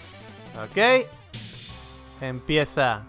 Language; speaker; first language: Spanish; native; Spanish